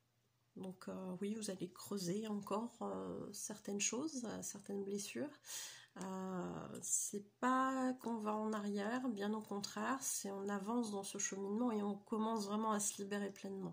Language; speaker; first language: French; native; French